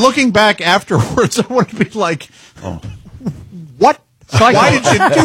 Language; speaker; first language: English; native; English